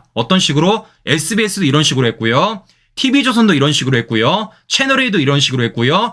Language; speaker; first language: Korean; native; Korean